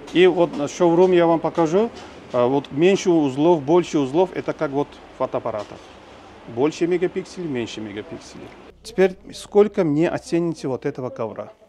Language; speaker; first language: Russian; non-native, local second language; Tajik